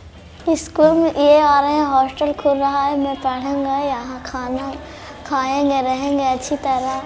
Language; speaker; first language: Hindi; non-native, local second language; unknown